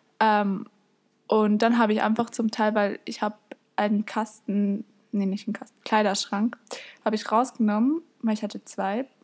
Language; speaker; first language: German; native; German